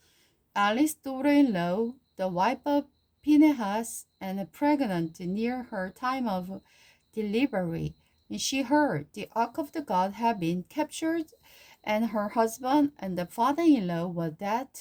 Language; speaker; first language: English; non-native, learner; Korean